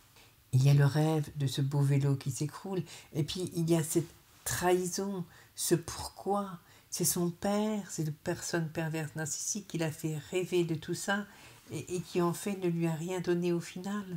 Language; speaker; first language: French; native; French